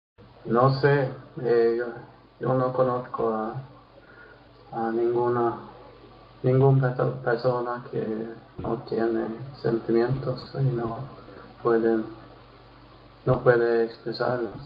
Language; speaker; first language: Spanish; non-native, learner; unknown